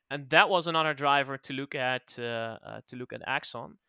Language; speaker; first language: English; non-native, fluent; Dutch